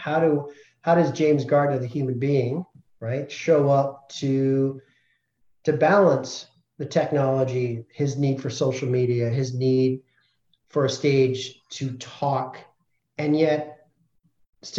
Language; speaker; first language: English; native; English